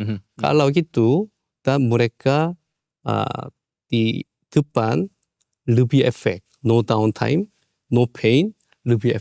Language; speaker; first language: Indonesian; non-native, learner; Korean